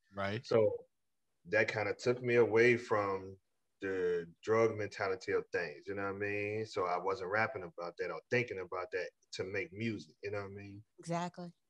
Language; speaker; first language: English; native; English